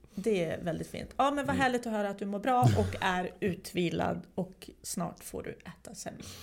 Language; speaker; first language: Swedish; non-native, fluent; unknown